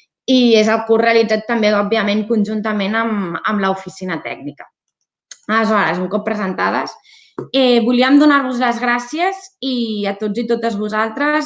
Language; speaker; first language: Catalan; native; Catalan